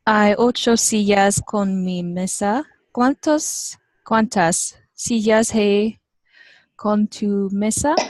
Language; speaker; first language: Spanish; non-native, learner; English